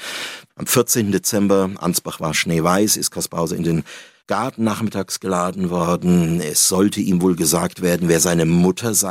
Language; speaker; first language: German; native; German